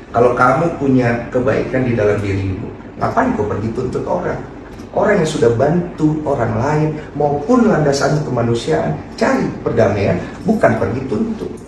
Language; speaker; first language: Indonesian; native; Indonesian